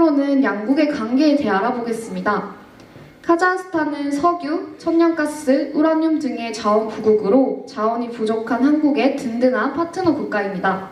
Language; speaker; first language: Korean; native; Korean